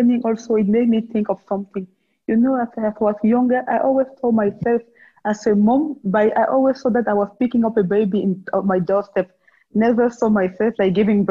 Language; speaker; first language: English; non-native, local second language; French